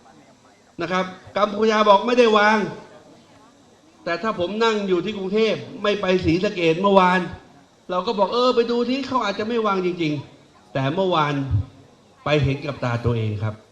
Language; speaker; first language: Thai; native; Thai